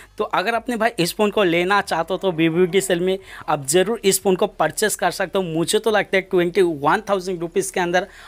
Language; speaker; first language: Hindi; native; Hindi